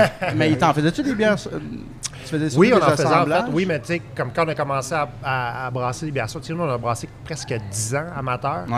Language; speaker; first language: French; native; French